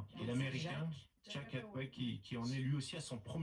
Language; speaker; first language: French; native; French